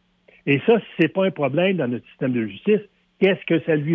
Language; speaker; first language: French; native; French